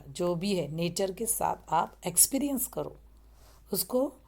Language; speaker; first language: Hindi; non-native, local second language; Marathi